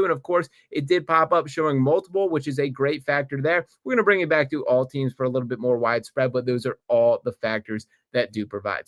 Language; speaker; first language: English; native; English